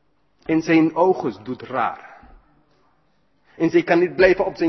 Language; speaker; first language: Dutch; non-native, fluent; English